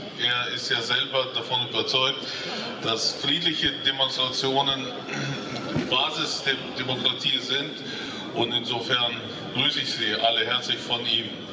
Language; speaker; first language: German; non-native, fluent; Russian